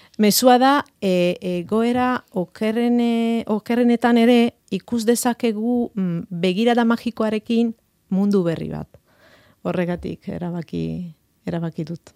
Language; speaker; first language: Basque; non-native, fluent; Italian